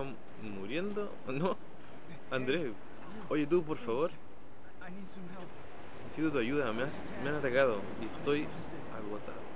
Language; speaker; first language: Spanish; native; Spanish